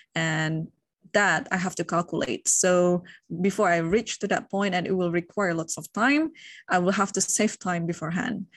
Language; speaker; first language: English; non-native, fluent; Indonesian